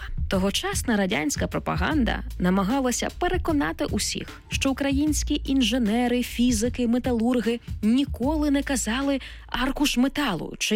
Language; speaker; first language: Ukrainian; native; Ukrainian